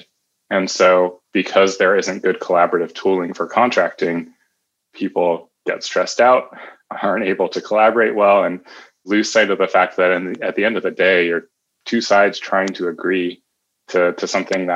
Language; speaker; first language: English; native; English